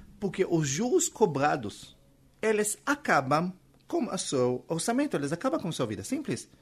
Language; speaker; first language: Portuguese; non-native, fluent; Hebrew